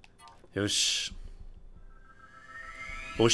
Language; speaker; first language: Japanese; non-native, fluent; English